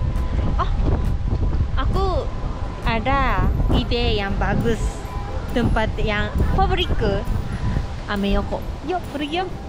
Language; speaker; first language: Indonesian; non-native, fluent; Japanese